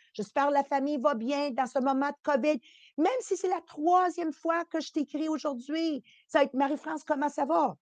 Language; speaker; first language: French; early bilingual, other home language; Italian